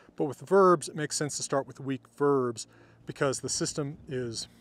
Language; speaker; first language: English; native; English